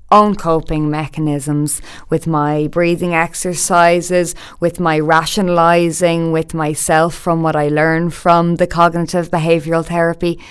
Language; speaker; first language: English; native; English